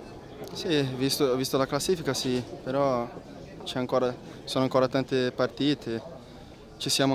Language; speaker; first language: Italian; non-native, fluent; Portuguese